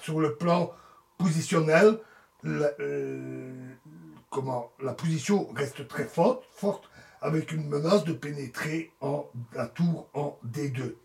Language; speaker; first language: French; native; French